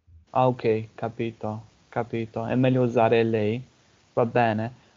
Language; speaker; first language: Italian; non-native, fluent; English